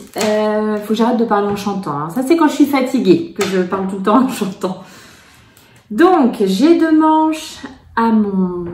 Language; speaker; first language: French; native; French